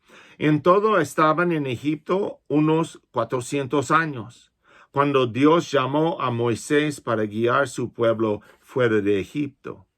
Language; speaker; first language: Spanish; non-native, fluent; English